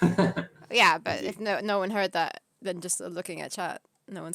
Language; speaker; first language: English; native; English